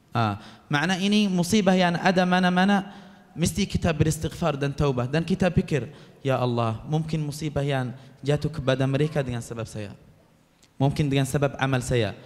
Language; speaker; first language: Malay; non-native, fluent; Arabic